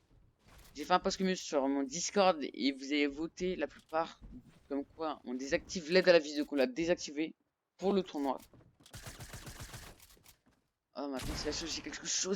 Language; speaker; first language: French; native; French